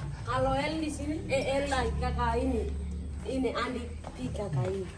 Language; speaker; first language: Indonesian; non-native, local second language; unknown